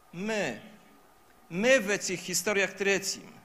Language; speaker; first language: Russian; non-native, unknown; Polish